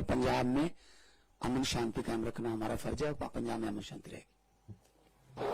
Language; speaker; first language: Hindi; non-native, local second language; Punjabi